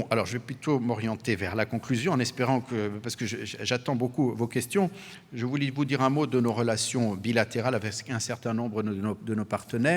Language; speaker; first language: French; native; French